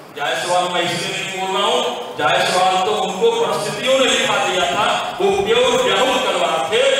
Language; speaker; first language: Hindi; native; Hindi